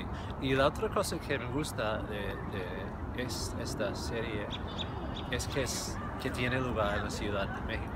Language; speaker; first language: Spanish; non-native, fluent; English